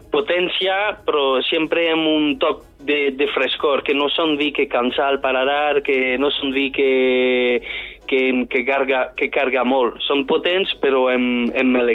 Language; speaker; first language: Catalan; non-native, fluent; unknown